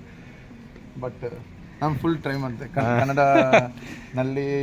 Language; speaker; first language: Kannada; non-native, learner; Telugu